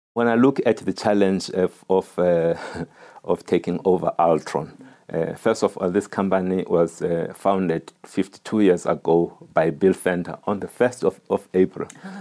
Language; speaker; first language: English; non-native, local second language; Xhosa